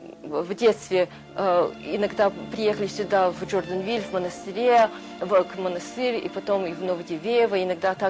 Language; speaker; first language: Russian; early bilingual, heritage; Russian